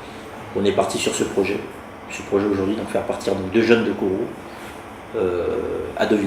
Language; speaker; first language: French; native; French